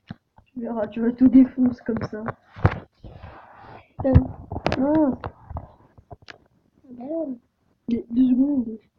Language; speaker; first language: French; native; French